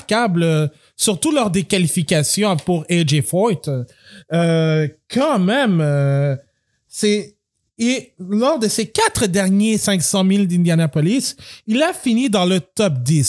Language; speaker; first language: French; native; French